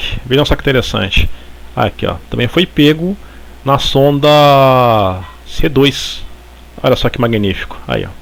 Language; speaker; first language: Portuguese; native; Portuguese